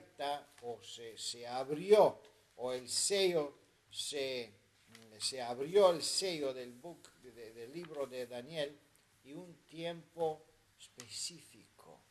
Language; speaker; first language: Spanish; non-native, fluent; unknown